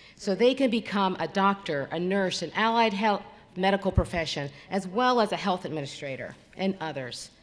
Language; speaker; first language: English; native; English